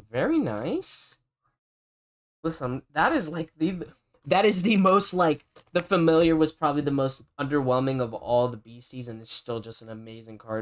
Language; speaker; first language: English; native; English